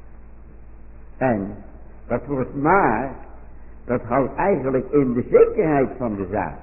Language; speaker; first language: Dutch; native; Dutch